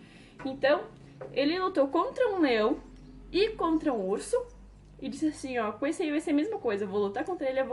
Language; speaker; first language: Portuguese; native; Portuguese